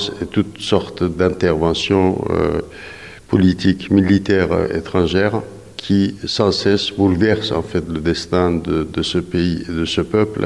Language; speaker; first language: French; non-native, fluent; Persian